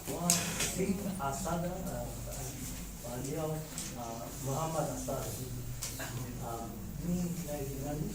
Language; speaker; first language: Chinese; non-native, learner; Bangla